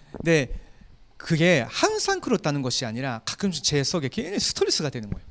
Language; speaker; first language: Korean; non-native, fluent; Japanese